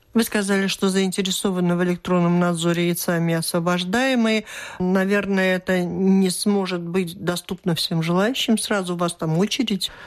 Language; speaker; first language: Russian; native; Russian